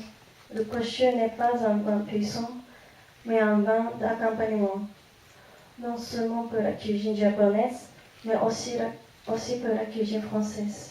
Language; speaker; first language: French; non-native, fluent; Japanese